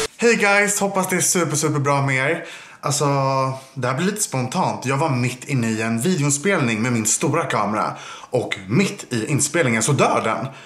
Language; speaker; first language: Swedish; native; Swedish